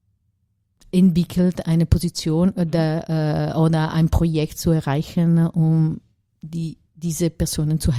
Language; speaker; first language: German; non-native, fluent; Italian